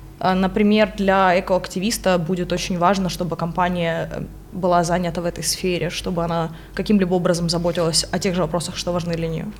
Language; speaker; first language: Russian; non-native, local second language; Ukrainian